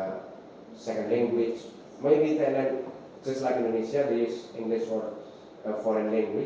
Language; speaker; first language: English; non-native, fluent; Indonesian